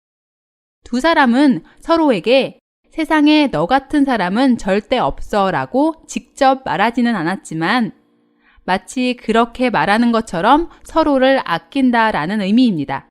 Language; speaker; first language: Korean; native; Korean